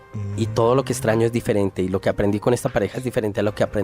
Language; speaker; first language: Spanish; native; Spanish